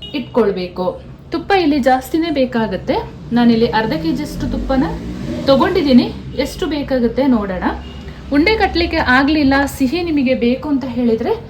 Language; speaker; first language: Kannada; native; Kannada